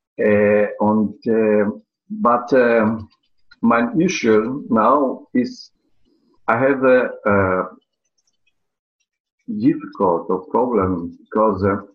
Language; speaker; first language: English; non-native, learner; Portuguese